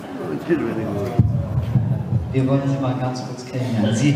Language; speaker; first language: German; non-native, learner; Turkish